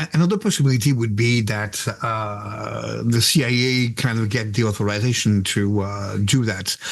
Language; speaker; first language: English; non-native, fluent; French